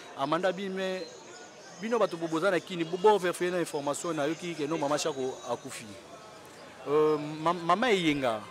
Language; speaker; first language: Lingala; native; Lingala